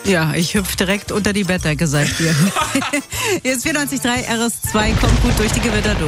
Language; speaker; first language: German; native; German